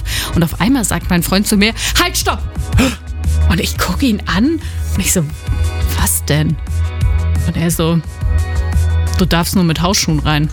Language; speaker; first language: German; native; German